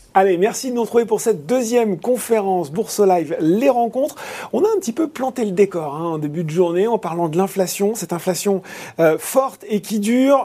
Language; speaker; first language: French; native; French